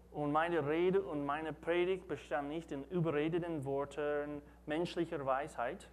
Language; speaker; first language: German; non-native, learner; English